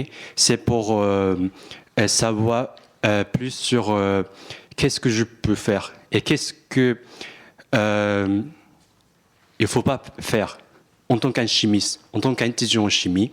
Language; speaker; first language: French; non-native, fluent; Japanese